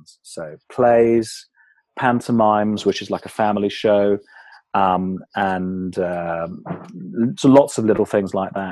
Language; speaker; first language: English; native; English